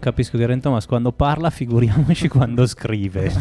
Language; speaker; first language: Italian; native; Italian